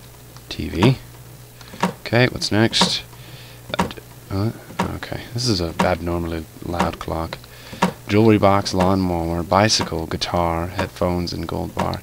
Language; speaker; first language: English; native; English